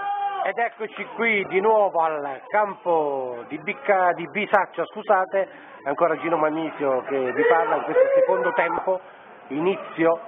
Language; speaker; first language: Italian; native; Italian